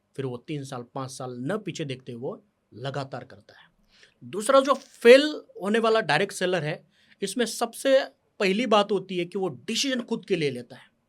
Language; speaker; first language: Hindi; non-native, local second language; Marathi